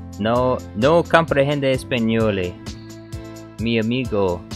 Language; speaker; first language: Spanish; non-native, learner; English